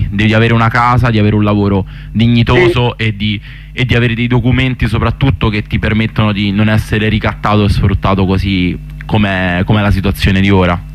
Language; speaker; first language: Italian; native; Italian